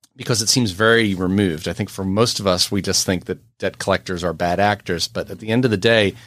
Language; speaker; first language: English; native; English